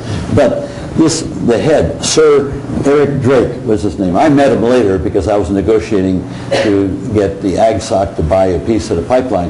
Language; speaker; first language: English; native; English